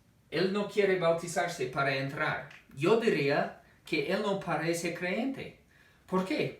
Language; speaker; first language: Spanish; non-native, fluent; English